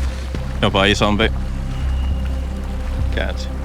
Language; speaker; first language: Finnish; native; Finnish